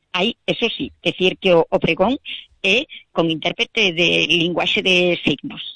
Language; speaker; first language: Galician; native; Galician